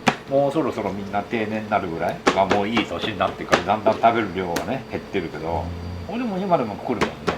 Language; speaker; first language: Japanese; native; Japanese